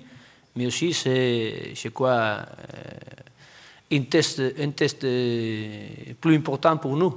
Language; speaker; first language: French; non-native, fluent; Spanish